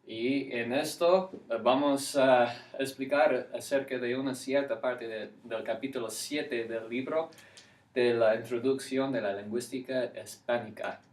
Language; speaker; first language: Spanish; non-native, fluent; English